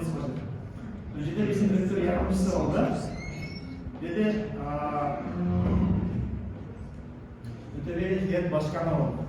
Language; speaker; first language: Turkish; non-native, learner; Kazakh